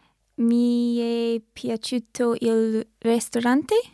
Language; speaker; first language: Italian; non-native, learner; English